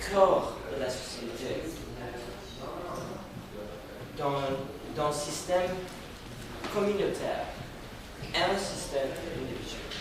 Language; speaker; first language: French; non-native, fluent; Persian